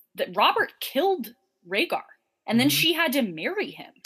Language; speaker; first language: English; native; English